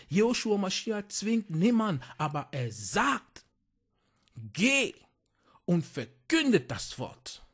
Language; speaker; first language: German; non-native, fluent; French